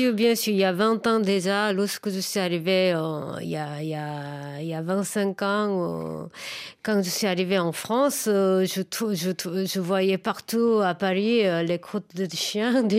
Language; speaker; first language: French; non-native, fluent; Korean